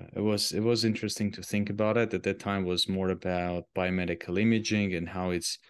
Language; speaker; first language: English; non-native, fluent; Armenian